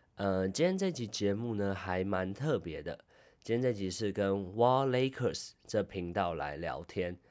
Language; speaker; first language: Chinese; native; Chinese